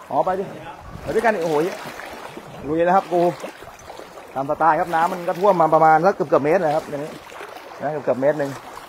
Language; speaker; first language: Thai; native; Thai